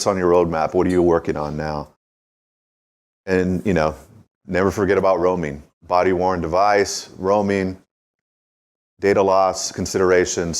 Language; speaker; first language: English; native; English